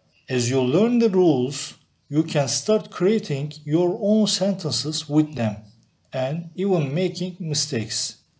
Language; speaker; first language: English; non-native, fluent; Turkish